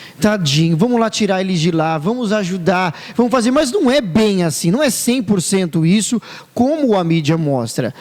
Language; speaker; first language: Portuguese; native; Portuguese